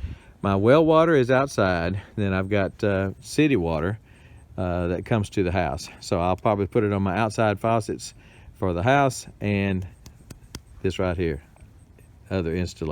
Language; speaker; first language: English; native; English